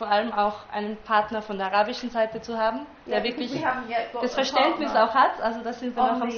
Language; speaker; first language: German; native; German